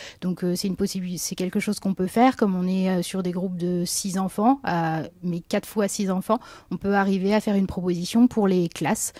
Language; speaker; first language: French; native; French